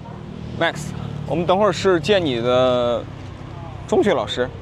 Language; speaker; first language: Chinese; native; Chinese